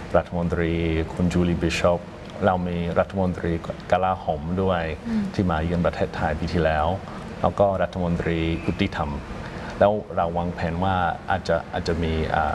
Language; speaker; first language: Thai; non-native, fluent; English